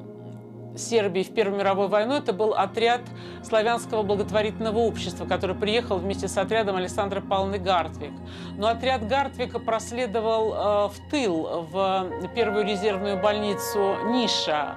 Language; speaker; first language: Russian; native; Russian